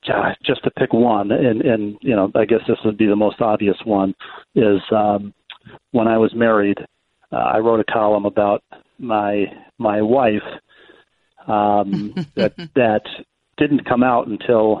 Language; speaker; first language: English; native; English